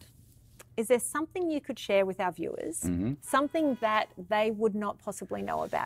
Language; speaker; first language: English; native; English